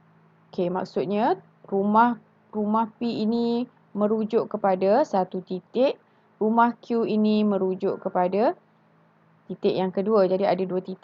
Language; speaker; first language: Malay; native; Malay